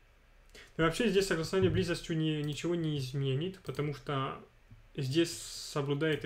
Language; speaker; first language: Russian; non-native, fluent; French